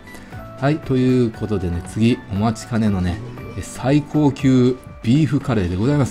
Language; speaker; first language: Japanese; native; Japanese